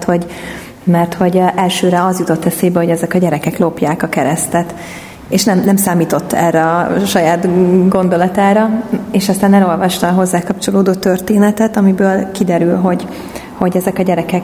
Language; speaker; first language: Hungarian; native; Hungarian